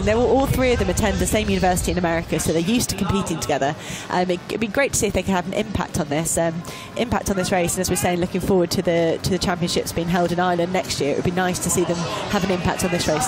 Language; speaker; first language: English; native; English